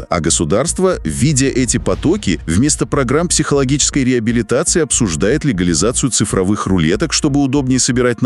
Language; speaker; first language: Russian; native; Russian